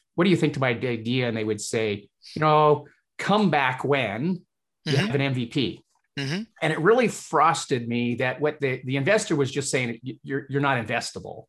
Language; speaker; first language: English; native; English